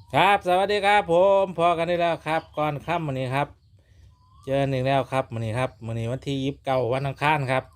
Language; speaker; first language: Thai; non-native, local second language; Northeastern Thai